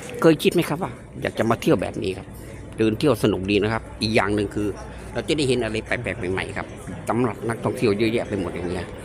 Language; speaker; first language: Thai; native; Thai